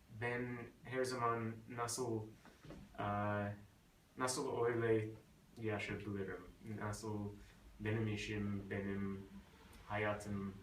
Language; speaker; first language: Turkish; non-native, learner; English